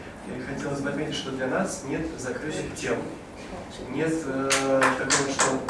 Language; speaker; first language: Russian; native; Russian